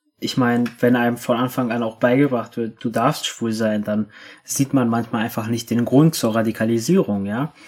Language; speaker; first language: German; native; German